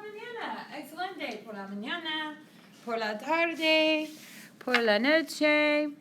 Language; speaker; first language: Spanish; non-native, fluent; English